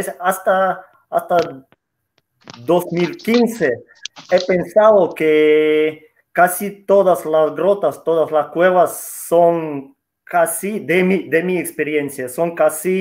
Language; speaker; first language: Spanish; non-native, fluent; Russian